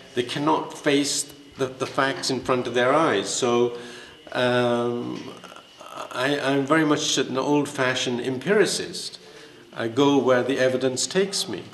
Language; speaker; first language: English; native; English